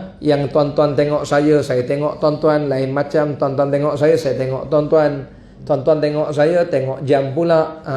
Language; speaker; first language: Malay; native; Malay